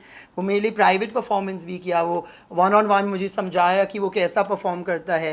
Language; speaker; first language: Hindi; non-native, local second language; English